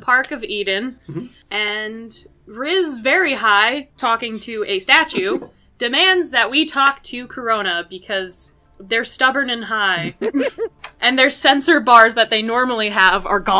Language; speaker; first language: English; native; English